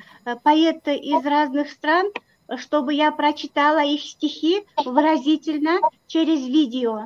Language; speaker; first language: Russian; non-native, local second language; Kyrgyz